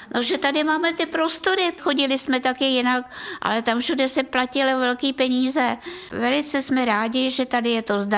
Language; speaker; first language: Czech; non-native, fluent; Russian